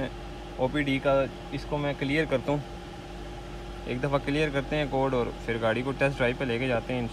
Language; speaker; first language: Urdu; native; Urdu